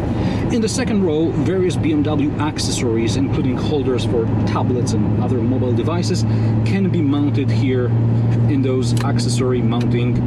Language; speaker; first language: English; non-native, fluent; Polish